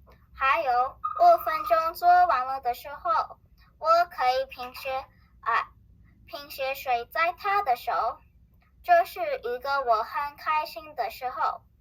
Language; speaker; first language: Chinese; non-native, learner; English